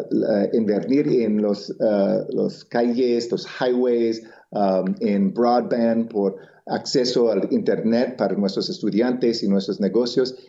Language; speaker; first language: Spanish; non-native, local second language; English